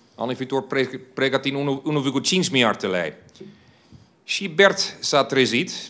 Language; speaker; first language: Romanian; non-native, fluent; Dutch